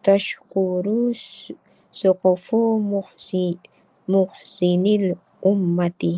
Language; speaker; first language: Arabic; non-native, learner; Malay